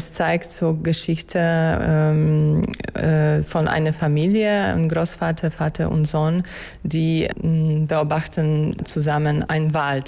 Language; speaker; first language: German; non-native, fluent; Polish